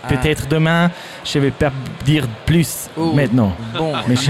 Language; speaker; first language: French; non-native, fluent; German